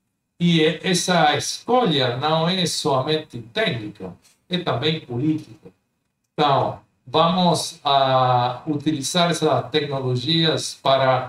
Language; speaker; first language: Portuguese; non-native, fluent; Spanish